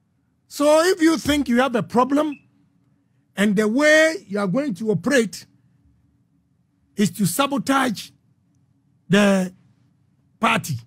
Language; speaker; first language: English; non-native, local second language; Akan